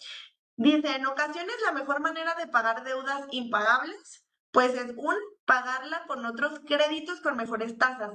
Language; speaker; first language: Spanish; native; Spanish